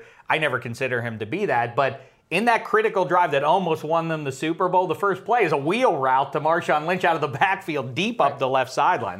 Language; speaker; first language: English; native; English